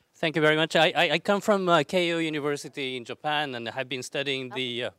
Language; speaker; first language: English; non-native, fluent; Dutch